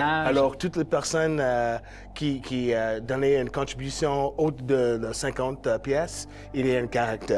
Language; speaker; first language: French; non-native, learner; English